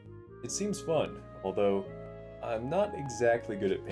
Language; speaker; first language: English; native; English